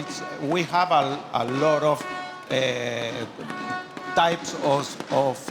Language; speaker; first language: English; non-native, learner; Spanish